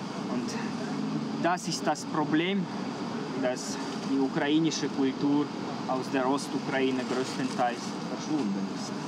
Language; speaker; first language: German; non-native, fluent; Ukrainian